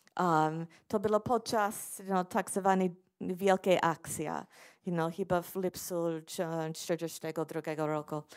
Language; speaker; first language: Polish; non-native, fluent; English